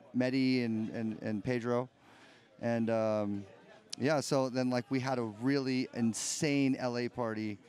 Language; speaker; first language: English; native; English